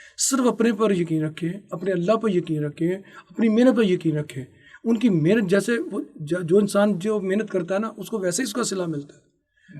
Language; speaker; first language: Urdu; non-native, local second language; Punjabi